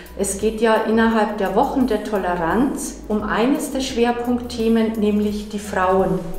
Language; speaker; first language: German; native; German